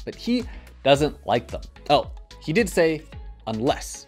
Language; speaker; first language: English; native; English